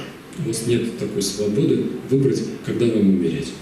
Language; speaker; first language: Russian; native; Russian